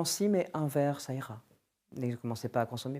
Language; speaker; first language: French; native; French